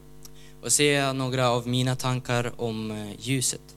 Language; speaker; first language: Swedish; non-native, learner; Ukrainian